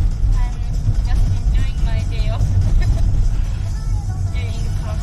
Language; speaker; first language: English; non-native, learner; Japanese